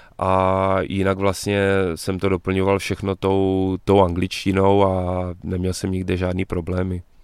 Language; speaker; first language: Czech; native; Czech